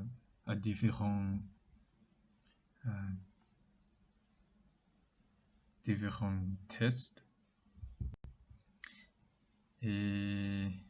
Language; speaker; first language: French; non-native, learner; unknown